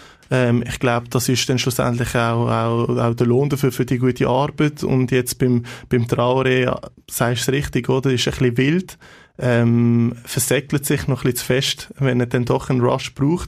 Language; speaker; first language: German; native; German